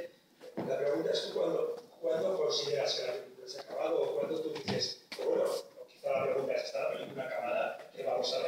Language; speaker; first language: Spanish; native; Spanish